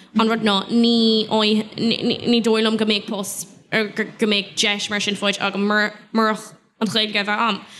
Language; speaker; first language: Irish; non-native, local second language; English